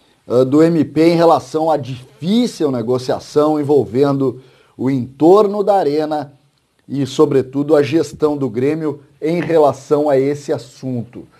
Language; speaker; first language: Portuguese; native; Portuguese